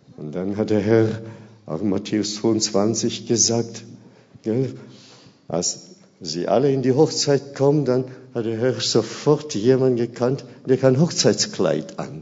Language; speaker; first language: German; non-native, fluent; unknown